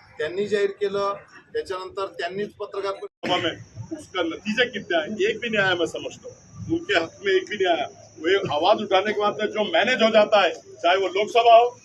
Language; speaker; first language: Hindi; non-native, local second language; Urdu